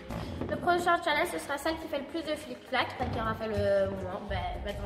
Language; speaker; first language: French; native; French